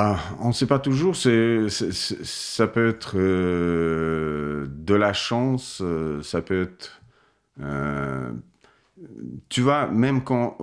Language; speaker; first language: French; non-native, fluent; Russian